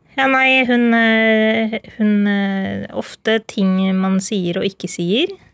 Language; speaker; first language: Norwegian; early bilingual, other home language; Urdu